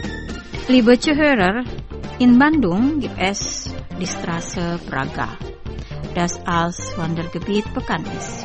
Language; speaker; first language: German; non-native, fluent; Indonesian